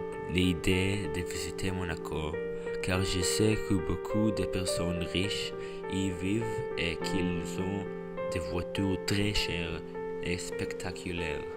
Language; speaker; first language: French; non-native, learner; English